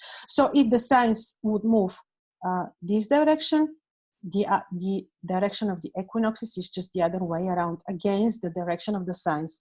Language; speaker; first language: English; non-native, fluent; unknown